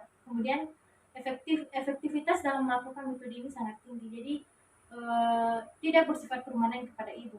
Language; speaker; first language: Indonesian; native; Indonesian